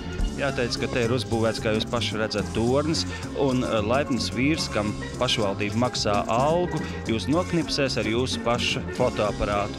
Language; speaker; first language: Latvian; native; Latvian